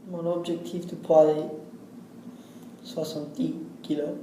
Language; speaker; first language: French; non-native, learner; English